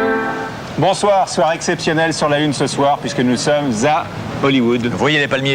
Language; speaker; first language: French; native; French